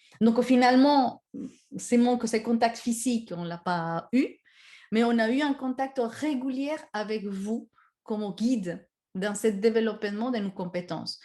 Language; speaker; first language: French; non-native, fluent; Spanish